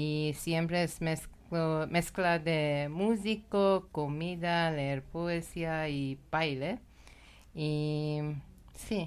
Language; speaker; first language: Spanish; non-native, learner; Persian